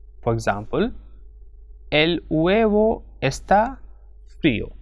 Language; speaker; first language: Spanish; non-native, fluent; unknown